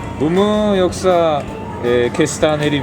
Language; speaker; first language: Turkish; non-native, fluent; Japanese